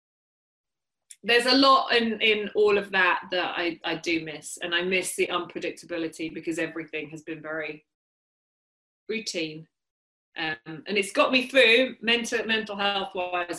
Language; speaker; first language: English; native; English